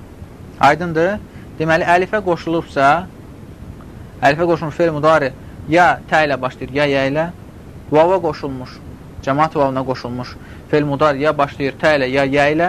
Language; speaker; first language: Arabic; non-native, fluent; Azerbaijani